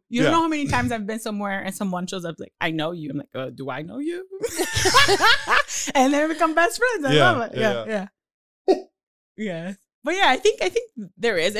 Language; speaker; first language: English; non-native, fluent; Portuguese